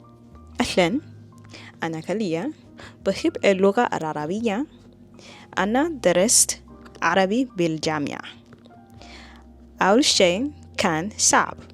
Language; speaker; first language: Arabic; non-native, learner; English